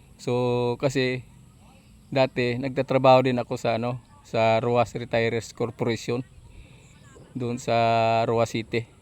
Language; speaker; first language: Filipino; non-native, local second language; Hiligaynon